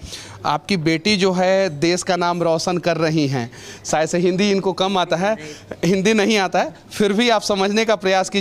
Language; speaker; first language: Hindi; native; Hindi